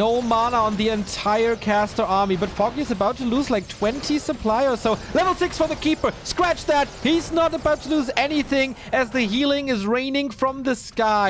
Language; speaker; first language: English; non-native, fluent; German